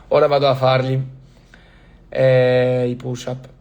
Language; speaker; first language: Italian; non-native, fluent; English